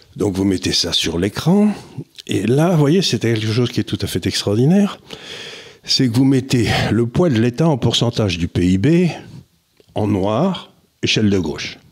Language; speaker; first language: French; native; French